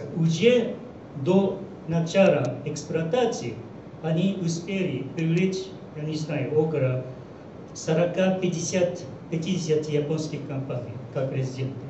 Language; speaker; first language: Russian; non-native, fluent; Japanese